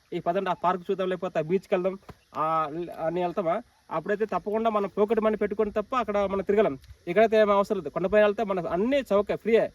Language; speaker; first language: Telugu; native; Telugu